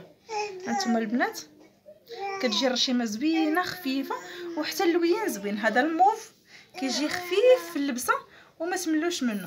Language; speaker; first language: Arabic; native; Arabic